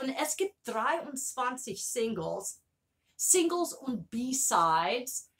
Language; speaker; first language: German; non-native, learner; English